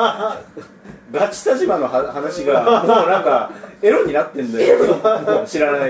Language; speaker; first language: Japanese; native; Japanese